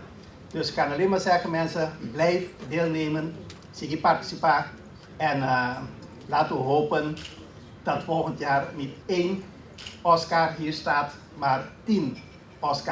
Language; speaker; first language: Dutch; non-native, local second language; Papiamento